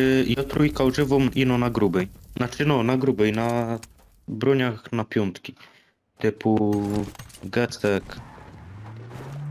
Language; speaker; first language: Polish; native; Polish